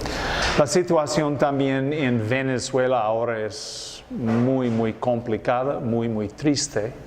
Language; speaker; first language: Spanish; non-native, fluent; English